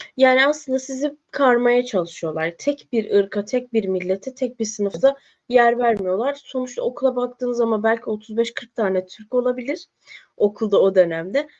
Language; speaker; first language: Turkish; native; Turkish